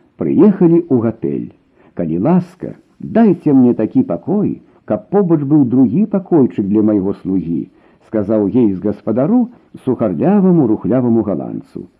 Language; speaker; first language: Belarusian; native; Belarusian